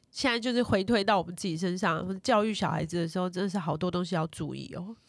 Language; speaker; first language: Chinese; native; Chinese